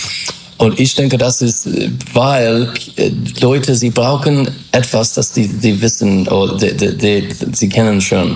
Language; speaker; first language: German; non-native, fluent; English